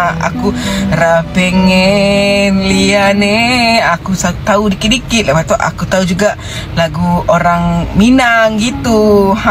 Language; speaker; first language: Malay; native; Malay